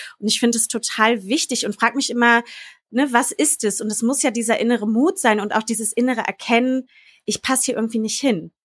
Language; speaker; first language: German; native; German